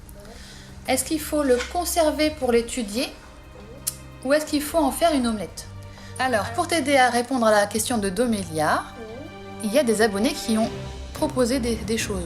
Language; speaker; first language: French; native; French